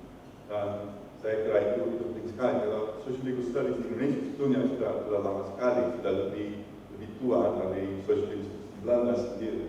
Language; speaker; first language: Indonesian; non-native, fluent; Dutch